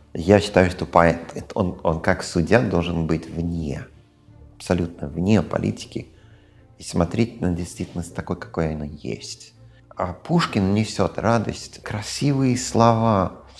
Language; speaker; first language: Russian; non-native, fluent; English